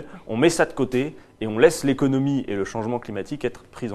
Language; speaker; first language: French; native; French